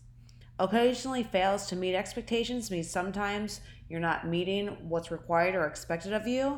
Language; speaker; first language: English; native; English